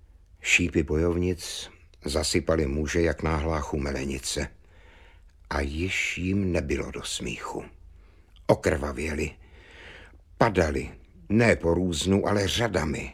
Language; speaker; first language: Czech; native; Czech